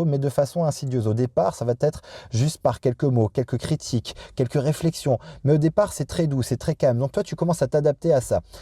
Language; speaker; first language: French; native; French